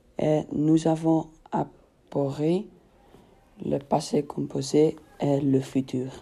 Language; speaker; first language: French; non-native, learner; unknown